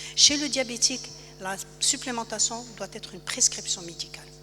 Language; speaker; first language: French; non-native, local second language; Arabic